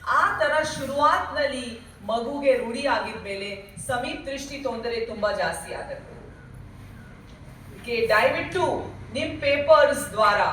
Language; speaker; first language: Kannada; non-native, learner; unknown